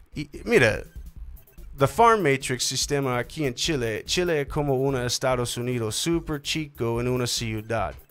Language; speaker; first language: Spanish; non-native, learner; English